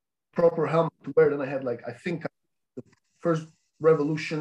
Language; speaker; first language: English; non-native, fluent; Polish